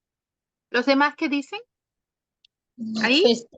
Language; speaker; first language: Spanish; native; Spanish